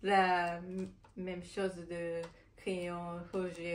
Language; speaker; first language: French; non-native, learner; Japanese